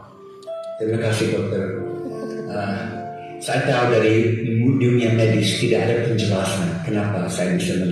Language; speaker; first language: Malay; non-native, fluent; English